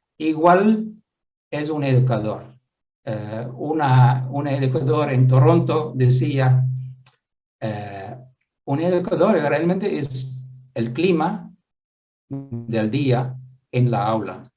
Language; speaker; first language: Spanish; non-native, fluent; Dutch